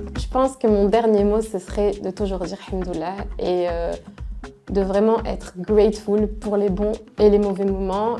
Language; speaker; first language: French; non-native, local second language; Arabic